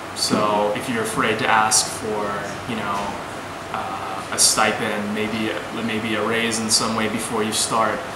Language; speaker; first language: English; native; English